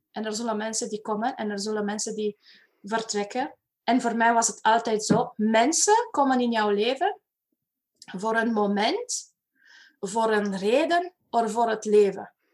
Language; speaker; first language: Dutch; non-native, fluent; Romanian